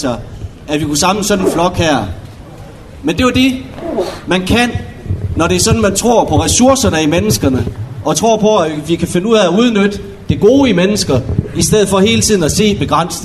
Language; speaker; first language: Danish; native; Danish